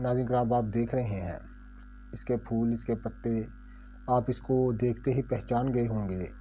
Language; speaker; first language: Urdu; non-native, local second language; Punjabi